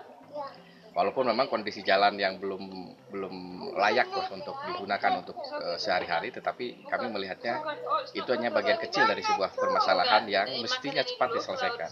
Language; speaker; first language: Indonesian; native; Indonesian